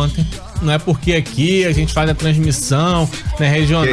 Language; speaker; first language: Portuguese; native; Portuguese